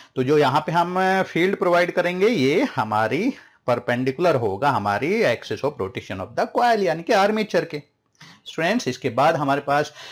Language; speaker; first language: Hindi; native; Hindi